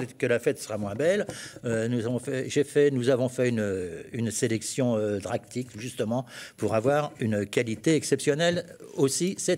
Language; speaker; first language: French; native; French